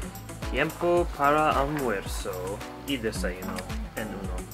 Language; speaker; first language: Spanish; non-native, learner; English